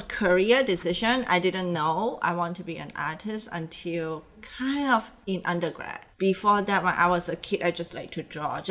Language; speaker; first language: English; non-native, local second language; Cantonese